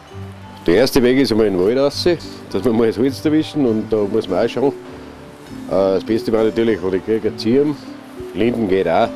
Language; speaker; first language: German; native; German